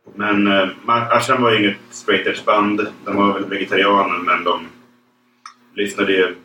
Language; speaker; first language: Swedish; native; Swedish